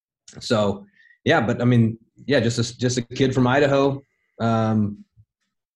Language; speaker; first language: English; native; English